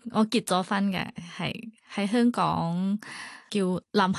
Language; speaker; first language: Cantonese; non-native, learner; Thai